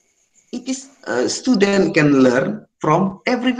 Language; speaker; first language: English; non-native, learner; Indonesian